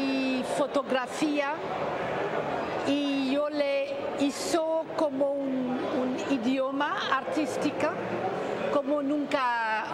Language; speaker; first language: Spanish; non-native, learner; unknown